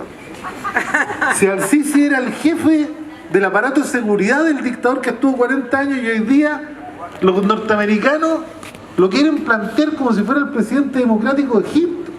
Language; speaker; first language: Spanish; native; Spanish